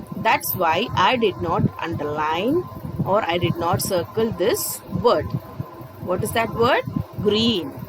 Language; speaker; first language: English; non-native, local second language; Malayalam